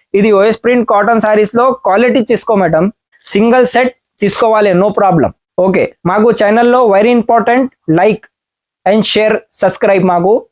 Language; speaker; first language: Telugu; non-native, learner; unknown